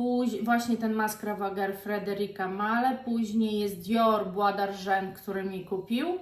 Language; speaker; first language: Polish; native; Polish